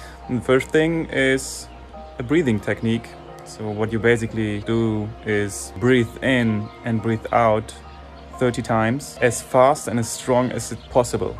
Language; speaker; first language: English; non-native, fluent; German